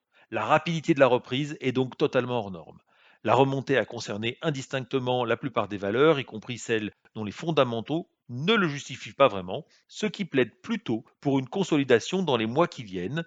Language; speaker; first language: French; native; French